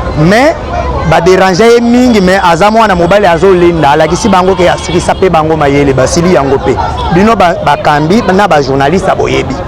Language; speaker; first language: Lingala; native; Lingala